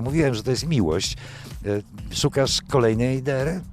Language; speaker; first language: Polish; native; Polish